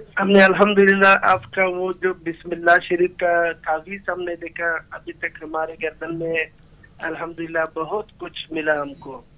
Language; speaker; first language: Urdu; non-native, fluent; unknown